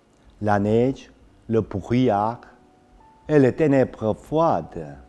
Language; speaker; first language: French; non-native, fluent; Korean